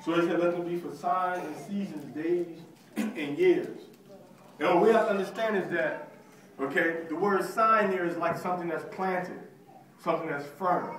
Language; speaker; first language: English; native; English